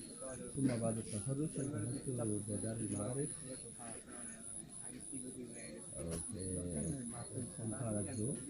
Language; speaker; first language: Arabic; non-native, fluent; Rohingya